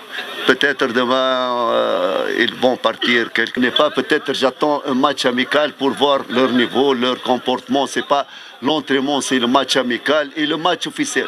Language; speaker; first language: French; non-native, fluent; Arabic